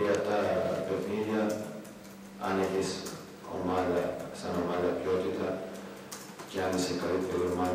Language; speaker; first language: Greek; non-native, fluent; Serbian